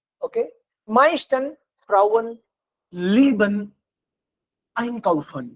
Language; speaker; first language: German; non-native, fluent; Hindi